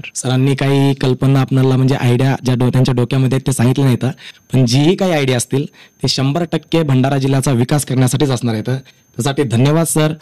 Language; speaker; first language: Marathi; native; Marathi